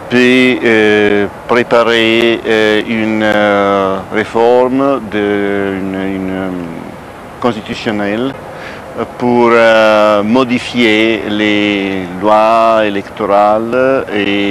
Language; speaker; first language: French; non-native, fluent; Italian